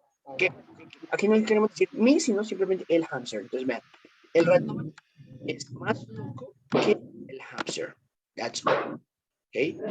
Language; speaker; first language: Spanish; native; Spanish